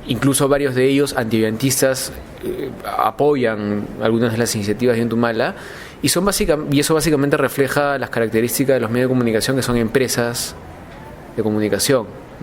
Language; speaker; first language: Spanish; native; Spanish